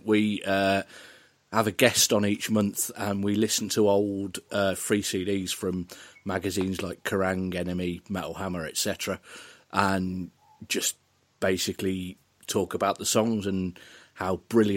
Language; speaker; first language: English; native; English